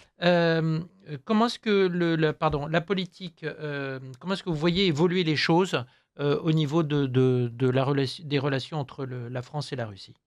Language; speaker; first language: French; native; French